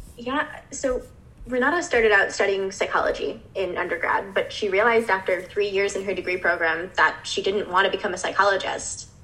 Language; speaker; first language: English; native; English